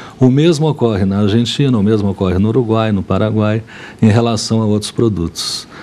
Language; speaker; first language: Portuguese; native; Portuguese